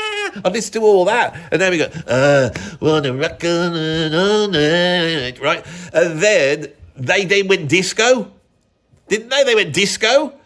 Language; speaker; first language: English; native; English